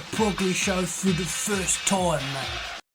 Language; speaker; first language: English; native; English